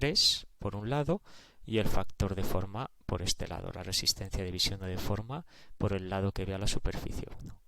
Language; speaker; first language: Spanish; native; Spanish